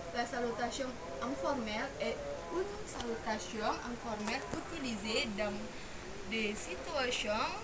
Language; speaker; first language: French; non-native, learner; Indonesian